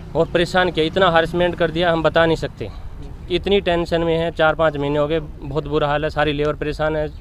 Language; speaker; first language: Hindi; native; Hindi